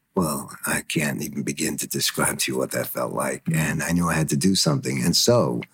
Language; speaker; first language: English; early bilingual, other home language; German